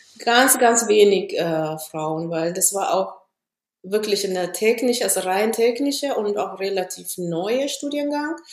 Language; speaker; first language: German; non-native, fluent; Amharic